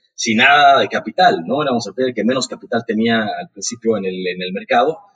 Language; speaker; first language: Spanish; native; Spanish